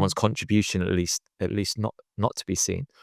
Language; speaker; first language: English; native; English